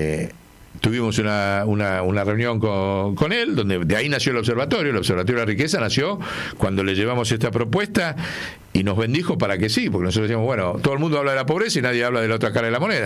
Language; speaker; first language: Spanish; native; Spanish